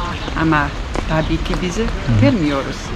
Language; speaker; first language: Turkish; non-native, learner; Bosnian